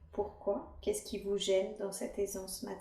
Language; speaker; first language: French; native; French